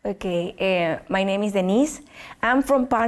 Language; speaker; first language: English; non-native, learner; Spanish